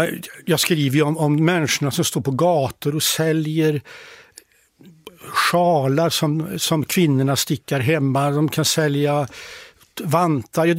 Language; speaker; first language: Swedish; native; Swedish